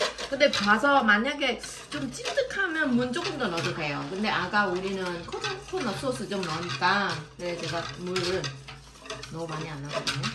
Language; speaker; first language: Korean; non-native, fluent; Vietnamese